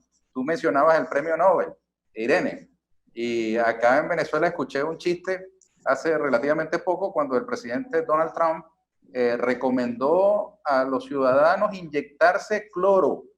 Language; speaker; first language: Spanish; native; Spanish